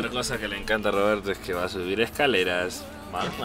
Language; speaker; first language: Spanish; native; Spanish